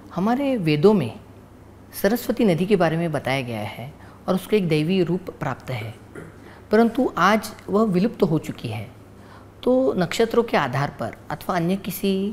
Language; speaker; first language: Hindi; non-native, local second language; Marathi